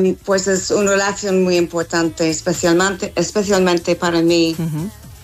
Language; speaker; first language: Spanish; non-native, learner; English